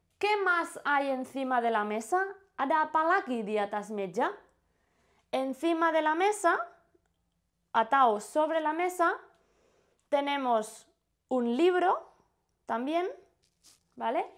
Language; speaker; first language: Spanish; non-native, fluent; Indonesian